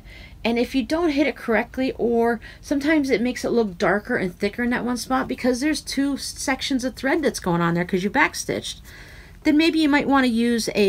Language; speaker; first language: English; native; English